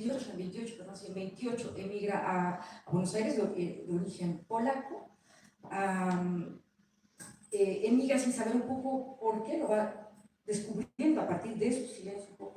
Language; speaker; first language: Spanish; native; Spanish